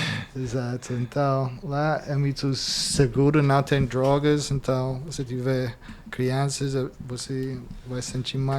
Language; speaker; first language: Portuguese; non-native, fluent; English